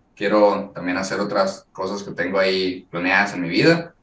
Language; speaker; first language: Spanish; native; Spanish